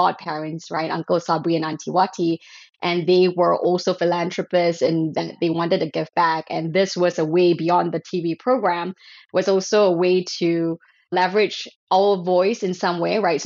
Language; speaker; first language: English; non-native, local second language; Chinese